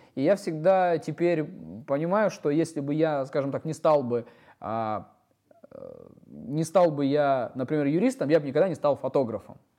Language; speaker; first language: Russian; native; Russian